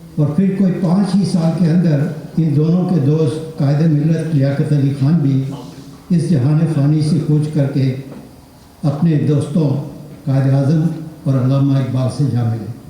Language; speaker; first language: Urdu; non-native, local second language; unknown